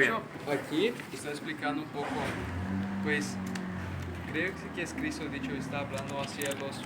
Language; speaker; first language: Spanish; native; Spanish